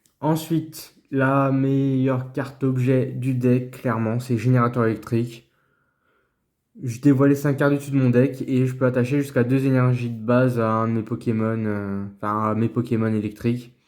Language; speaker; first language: French; native; French